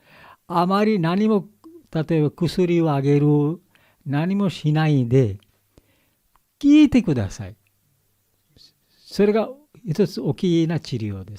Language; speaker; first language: Japanese; non-native, learner; Bangla